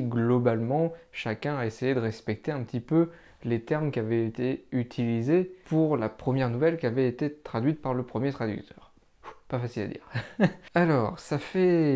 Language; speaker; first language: French; native; French